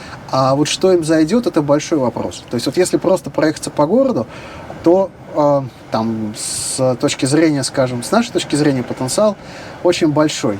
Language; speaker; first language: Russian; native; Russian